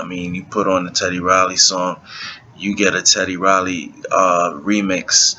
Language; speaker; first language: English; native; English